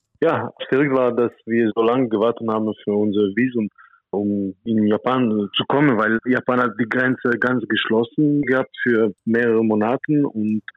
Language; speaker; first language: German; non-native, fluent; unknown